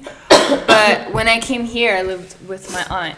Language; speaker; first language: English; non-native, fluent; Italian